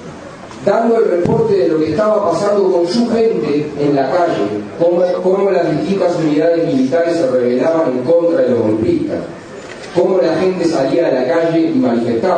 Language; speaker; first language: Spanish; native; Spanish